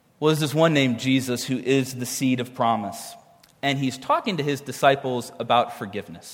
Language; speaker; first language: English; native; English